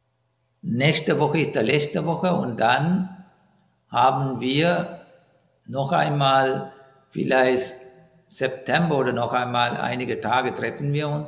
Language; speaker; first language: German; non-native, learner; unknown